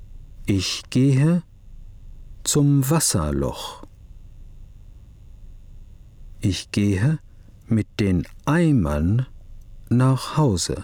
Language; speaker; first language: German; non-native, fluent; English